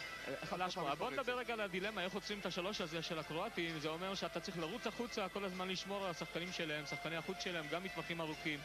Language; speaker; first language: Hebrew; native; Hebrew